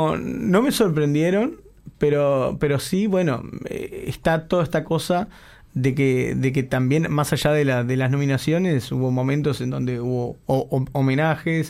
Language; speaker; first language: Spanish; native; Spanish